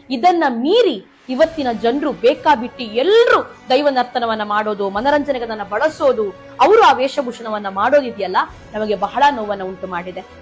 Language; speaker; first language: Kannada; non-native, local second language; Tulu